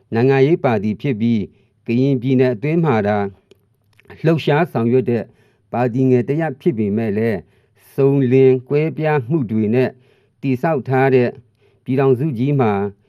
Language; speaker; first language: Burmese; non-native, local second language; Mon